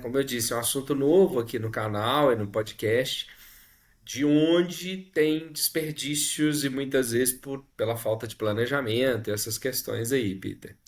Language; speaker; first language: Portuguese; native; Portuguese